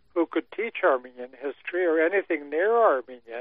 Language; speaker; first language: English; native; English